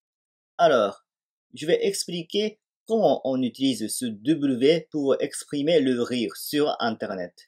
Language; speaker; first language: French; non-native, fluent; Japanese